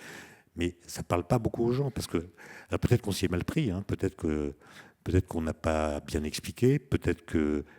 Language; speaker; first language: French; native; French